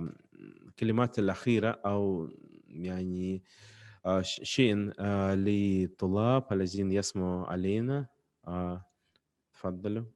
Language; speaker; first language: Arabic; non-native, fluent; Russian